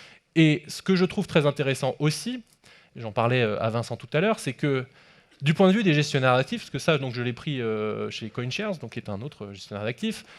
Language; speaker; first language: French; native; French